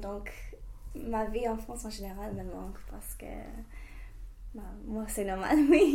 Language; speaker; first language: French; non-native, fluent; English